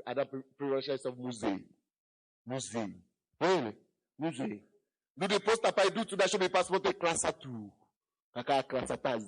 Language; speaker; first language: Russian; non-native, fluent; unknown